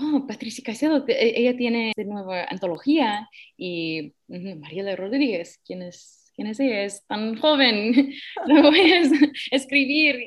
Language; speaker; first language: Spanish; early bilingual, heritage; Spanish